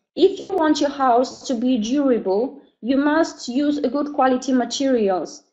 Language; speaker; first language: English; non-native, fluent; Polish